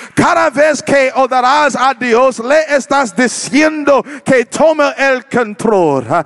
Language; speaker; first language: Spanish; non-native, learner; English